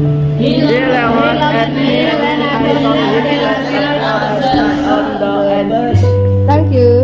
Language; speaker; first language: English; non-native, fluent; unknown